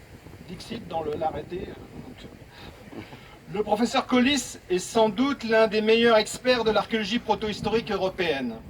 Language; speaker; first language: French; native; French